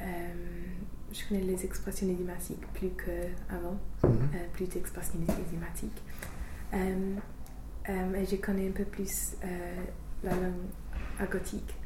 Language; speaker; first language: French; non-native, learner; English